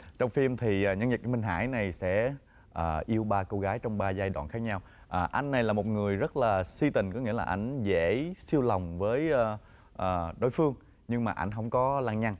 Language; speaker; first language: Vietnamese; early bilingual, heritage; Vietnamese